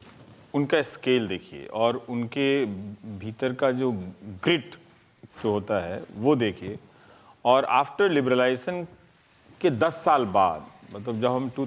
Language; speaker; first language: Hindi; native; Hindi